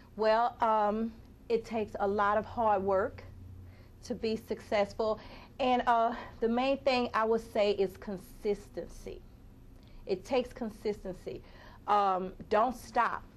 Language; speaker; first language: English; native; English